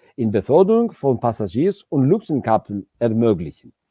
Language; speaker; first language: German; non-native, fluent; Georgian